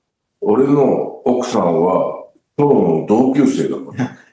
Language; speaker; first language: Japanese; native; Japanese